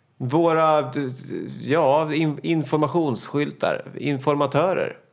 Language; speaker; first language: Swedish; native; Swedish